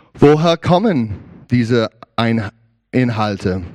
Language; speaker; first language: German; non-native, learner; English